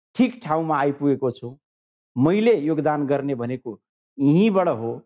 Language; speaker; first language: Nepali; non-native, local second language; Maithili